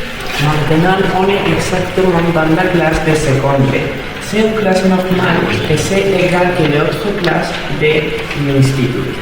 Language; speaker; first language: French; non-native, learner; Spanish